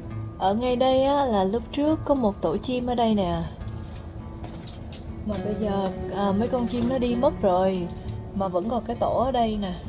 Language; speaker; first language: Vietnamese; native; Vietnamese